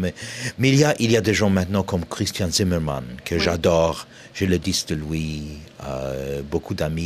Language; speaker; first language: French; non-native, fluent; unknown